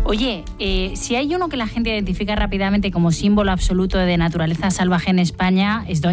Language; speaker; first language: Spanish; native; Spanish